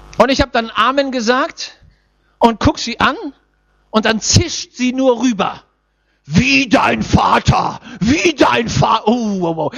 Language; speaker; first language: German; native; German